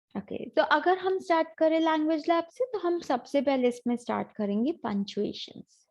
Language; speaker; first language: Hindi; native; Hindi